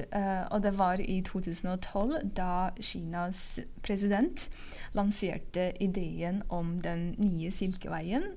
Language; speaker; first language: Norwegian; non-native, fluent; Uyghur